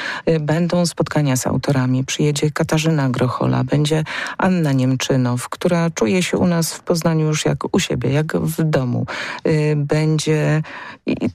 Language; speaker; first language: Polish; native; Polish